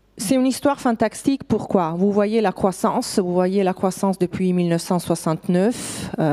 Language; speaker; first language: French; non-native, fluent; Italian